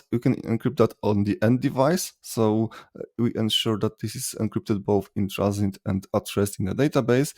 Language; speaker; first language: English; non-native, fluent; Polish